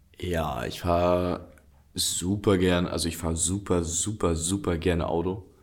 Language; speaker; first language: German; early bilingual, other home language; Russian